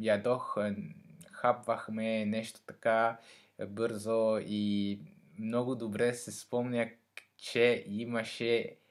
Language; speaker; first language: Bulgarian; non-native, learner; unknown